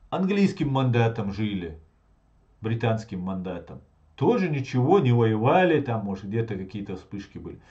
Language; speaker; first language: Russian; non-native, local second language; Chechen